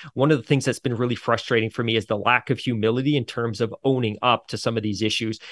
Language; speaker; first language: English; native; English